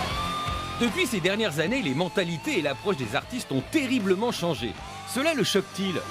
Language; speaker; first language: French; native; French